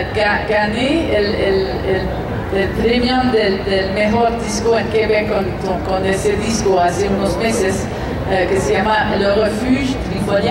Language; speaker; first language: Spanish; non-native, learner; French